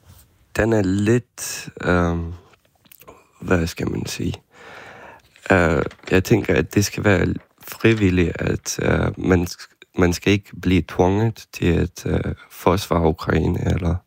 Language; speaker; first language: Danish; non-native, fluent; Ukrainian